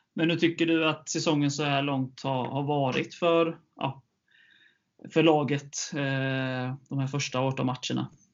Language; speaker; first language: Swedish; native; Swedish